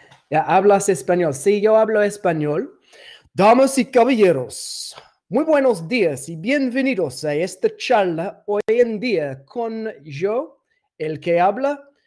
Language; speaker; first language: Spanish; non-native, fluent; English